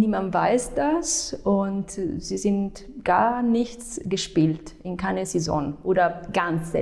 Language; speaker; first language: German; non-native, fluent; Italian